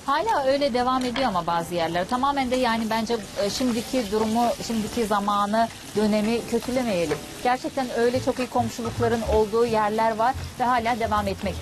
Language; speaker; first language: Turkish; non-native, fluent; Azerbaijani